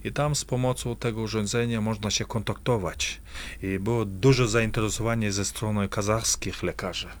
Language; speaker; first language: Polish; non-native, fluent; Kazakh